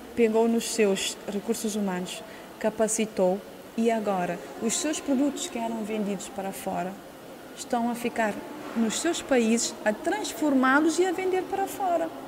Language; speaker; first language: Portuguese; non-native, local second language; Kabuverdianu